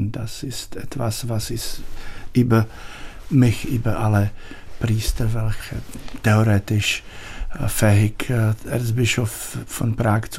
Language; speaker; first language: German; non-native, learner; Czech